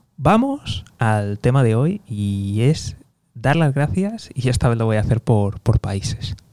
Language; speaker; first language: Spanish; native; Spanish